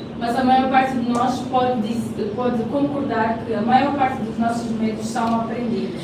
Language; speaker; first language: Portuguese; native; Portuguese